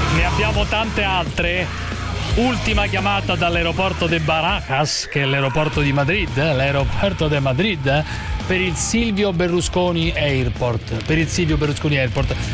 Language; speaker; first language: Italian; native; Italian